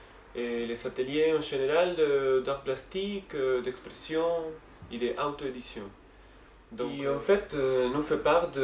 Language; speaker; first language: French; non-native, learner; Spanish